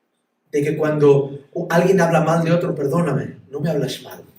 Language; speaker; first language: Spanish; native; Spanish